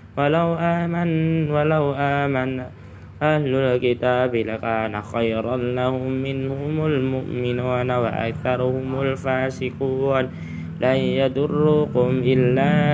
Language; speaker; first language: Arabic; non-native, learner; Indonesian